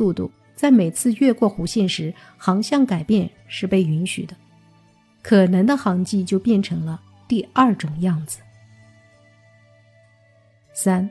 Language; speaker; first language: Chinese; native; Chinese